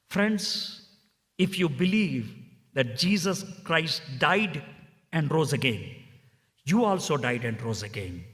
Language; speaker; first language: English; non-native, local second language; Telugu